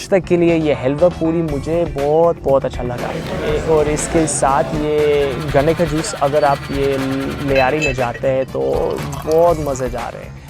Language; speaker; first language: Hindi; non-native, fluent; English